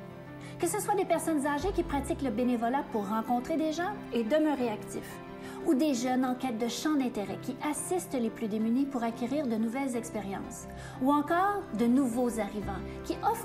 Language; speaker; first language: French; native; French